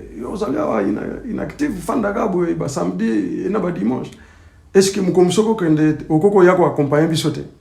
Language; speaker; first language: Lingala; native; Lingala